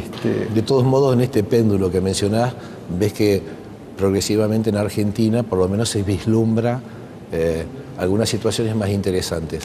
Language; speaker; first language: Spanish; native; Spanish